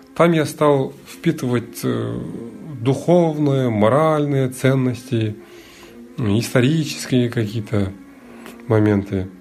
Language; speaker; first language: Russian; early bilingual, other home language; Mongolian